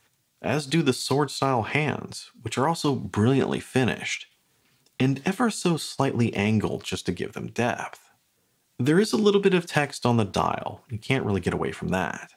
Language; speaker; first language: English; native; English